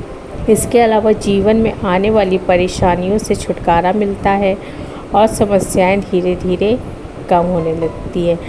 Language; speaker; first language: Hindi; native; Hindi